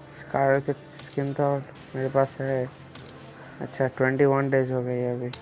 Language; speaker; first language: Hindi; non-native, local second language; Bangla